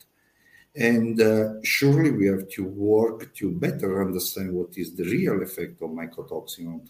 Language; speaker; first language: English; non-native, fluent; Italian